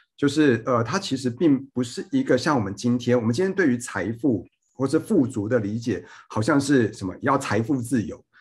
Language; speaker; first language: Chinese; native; Chinese